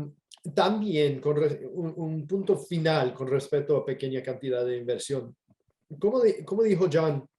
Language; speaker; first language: Spanish; non-native, fluent; English